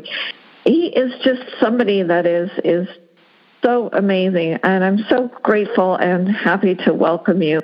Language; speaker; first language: English; native; English